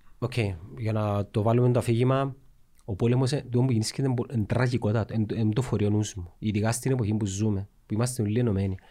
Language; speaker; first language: Greek; early bilingual, other home language; Russian